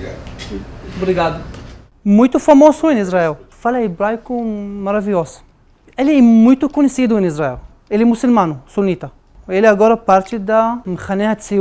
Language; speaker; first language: Portuguese; non-native, fluent; Arabic